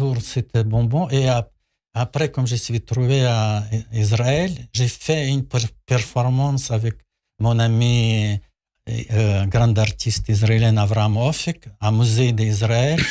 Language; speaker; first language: French; non-native, learner; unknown